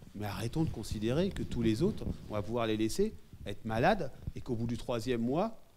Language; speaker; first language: French; native; French